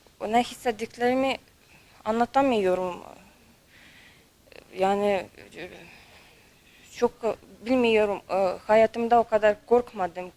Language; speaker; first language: Turkish; non-native, fluent; Ukrainian